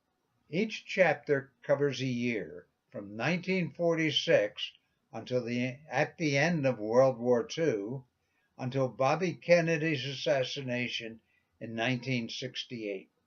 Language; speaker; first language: English; native; English